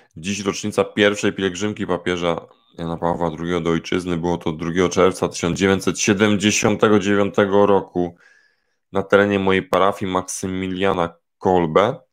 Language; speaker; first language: Polish; native; Polish